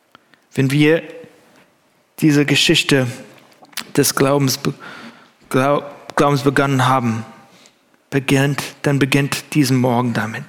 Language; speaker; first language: German; non-native, fluent; English